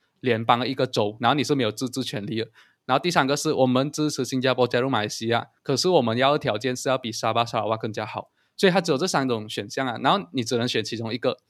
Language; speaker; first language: Chinese; native; Chinese